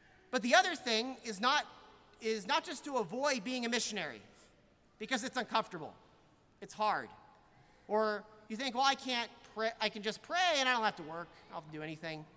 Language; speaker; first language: English; native; English